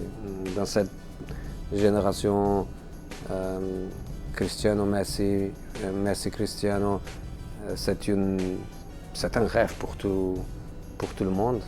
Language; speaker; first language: French; non-native, fluent; Portuguese